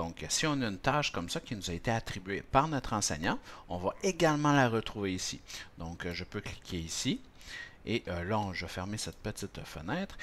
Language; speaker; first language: French; native; French